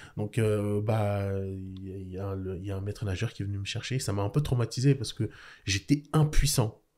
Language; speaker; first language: French; early bilingual, other home language; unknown